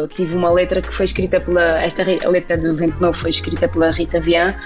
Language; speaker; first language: Portuguese; native; Portuguese